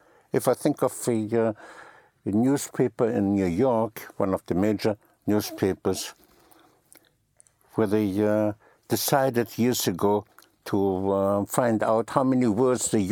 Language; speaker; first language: English; non-native, fluent; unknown